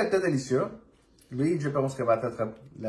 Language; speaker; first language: French; non-native, learner; Spanish